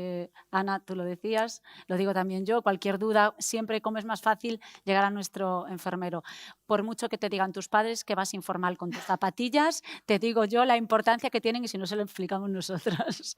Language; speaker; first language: Spanish; native; Spanish